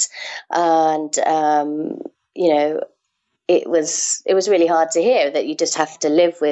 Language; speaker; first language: English; native; English